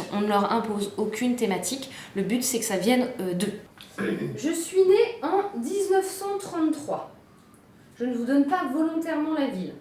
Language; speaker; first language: French; native; French